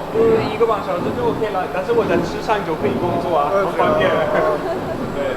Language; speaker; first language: Chinese; non-native, fluent; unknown